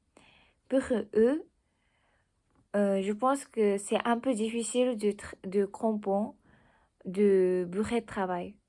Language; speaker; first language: French; non-native, learner; Japanese